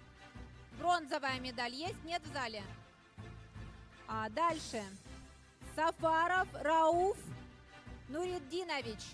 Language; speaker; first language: Russian; native; Russian